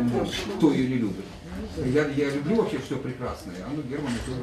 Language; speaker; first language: Russian; native; Russian